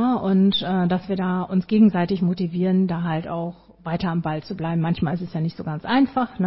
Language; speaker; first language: German; native; German